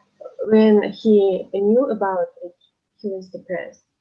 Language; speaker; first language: English; non-native, learner; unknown